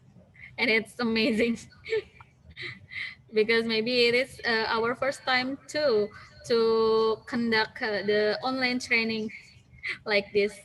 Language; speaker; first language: English; non-native, local second language; Indonesian